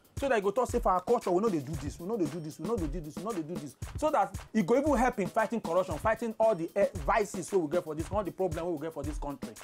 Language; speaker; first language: Nigerian Pidgin; non-native, local second language; Igbo